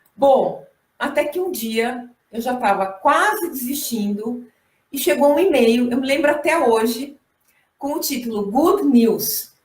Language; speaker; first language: Portuguese; native; Portuguese